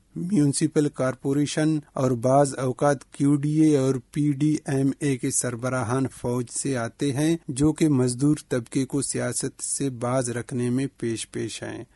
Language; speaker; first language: Urdu; non-native, local second language; Baluchi